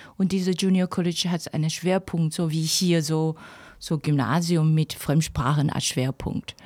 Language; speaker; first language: German; non-native, fluent; Chinese